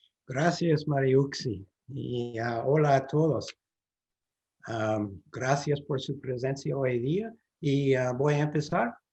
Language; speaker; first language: Spanish; non-native, fluent; English